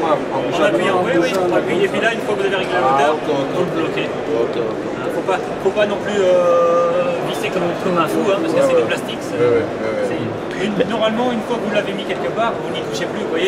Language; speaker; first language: French; native; French